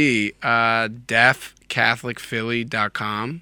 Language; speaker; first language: Spanish; non-native, learner; English